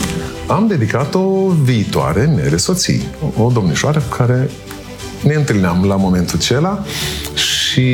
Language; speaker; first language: Romanian; native; Romanian